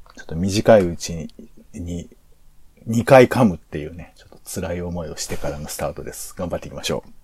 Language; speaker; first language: Japanese; native; Japanese